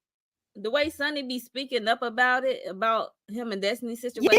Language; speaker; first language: English; native; English